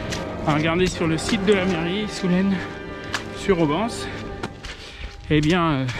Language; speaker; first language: French; native; French